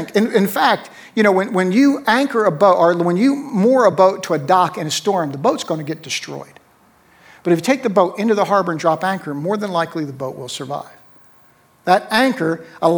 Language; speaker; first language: English; native; English